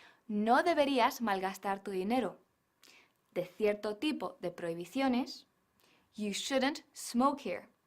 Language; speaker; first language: Spanish; non-native, fluent; English